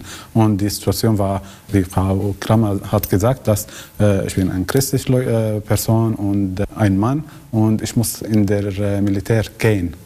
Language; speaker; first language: German; non-native, learner; Arabic